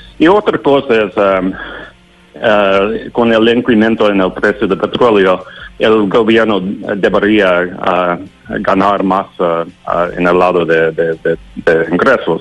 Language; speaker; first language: Spanish; non-native, learner; English